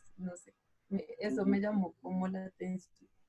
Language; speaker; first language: Spanish; native; Spanish